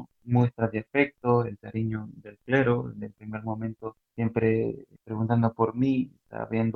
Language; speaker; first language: Spanish; native; Spanish